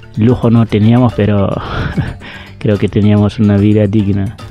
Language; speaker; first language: Spanish; non-native, fluent; Wolof